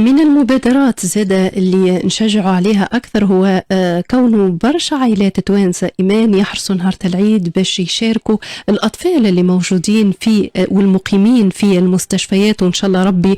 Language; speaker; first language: Arabic; native; Arabic